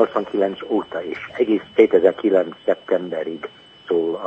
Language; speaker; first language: Hungarian; non-native, fluent; English